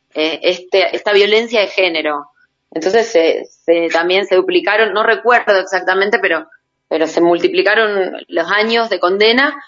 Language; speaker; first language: Spanish; native; Spanish